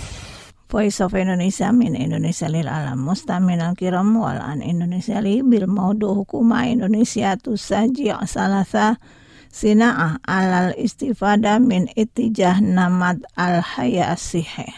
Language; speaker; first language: Arabic; non-native, fluent; Indonesian